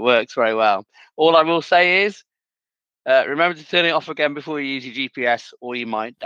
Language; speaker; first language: English; native; English